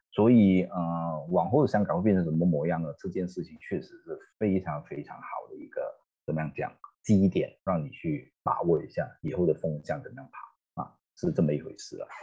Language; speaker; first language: Chinese; native; Chinese